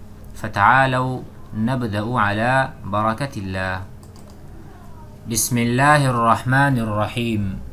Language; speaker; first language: Arabic; non-native, fluent; Urdu